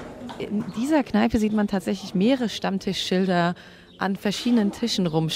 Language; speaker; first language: German; native; German